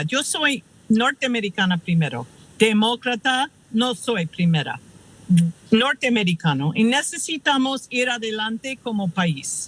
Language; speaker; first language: Spanish; non-native, fluent; English